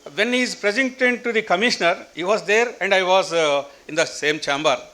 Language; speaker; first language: English; non-native, local second language; Telugu